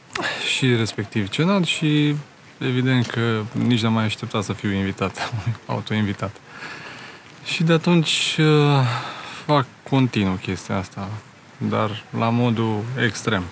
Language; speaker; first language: Romanian; native; Romanian